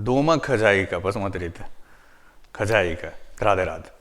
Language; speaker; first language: Russian; non-native, learner; Hindi